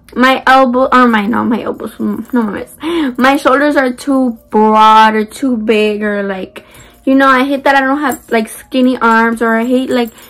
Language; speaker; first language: English; early bilingual, other home language; Spanish